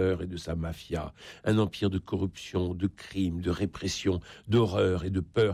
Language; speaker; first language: French; native; French